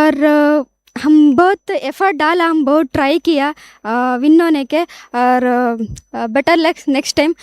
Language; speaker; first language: Hindi; non-native, local second language; Odia